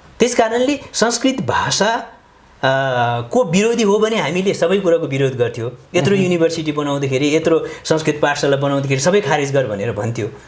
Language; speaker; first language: Nepali; non-native, local second language; Eastern Tamang